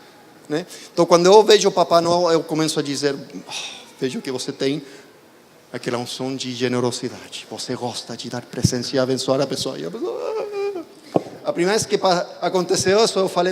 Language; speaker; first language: Portuguese; non-native, fluent; Spanish